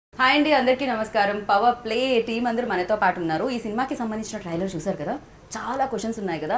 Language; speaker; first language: Telugu; native; Telugu